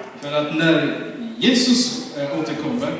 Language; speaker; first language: Swedish; non-native, fluent; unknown